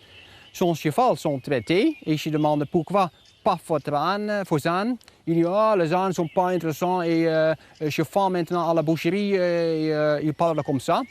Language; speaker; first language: French; non-native, learner; Dutch